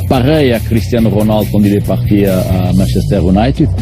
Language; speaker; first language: French; non-native, fluent; Portuguese